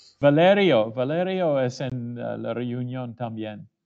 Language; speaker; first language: Spanish; non-native, learner; English